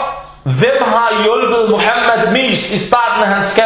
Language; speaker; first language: Danish; non-native, fluent; Arabic